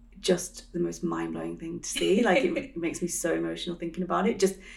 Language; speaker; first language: English; native; English